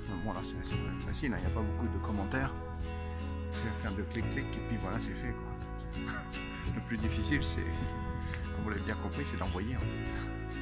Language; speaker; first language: French; native; French